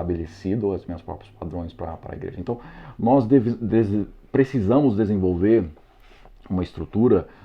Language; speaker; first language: Portuguese; non-native, fluent; English